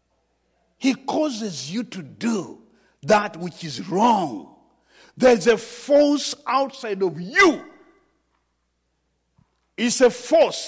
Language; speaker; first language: English; non-native, local second language; Ganda